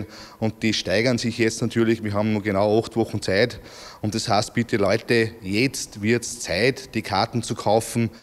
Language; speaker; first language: German; native; German